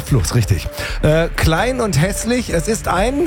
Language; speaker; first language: German; native; German